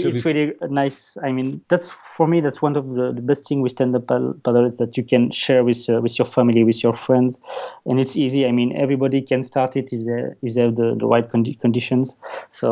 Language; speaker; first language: English; non-native, fluent; French